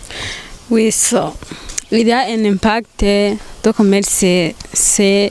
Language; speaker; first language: French; non-native, learner; Rundi